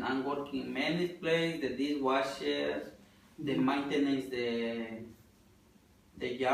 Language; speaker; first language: English; non-native, learner; Spanish